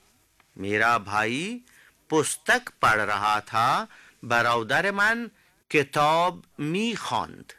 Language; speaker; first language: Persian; non-native, fluent; Hindi